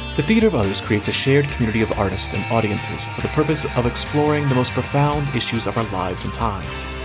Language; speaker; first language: English; native; English